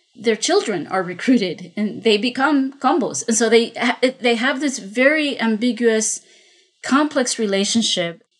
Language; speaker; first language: English; non-native, fluent; Spanish